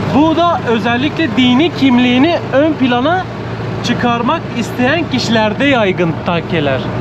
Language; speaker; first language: Turkish; native; Turkish